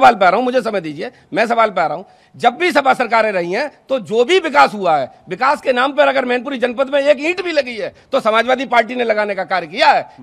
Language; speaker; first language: Hindi; native; Hindi